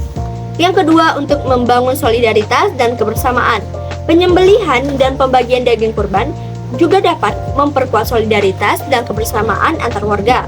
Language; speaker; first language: Indonesian; native; Indonesian